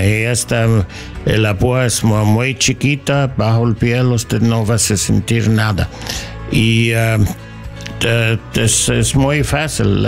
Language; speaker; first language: Spanish; non-native, learner; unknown